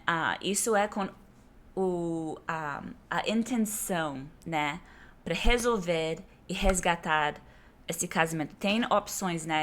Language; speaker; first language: Portuguese; non-native, fluent; English